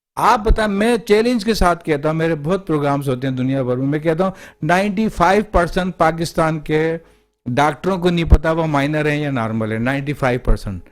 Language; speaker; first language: Urdu; native; Urdu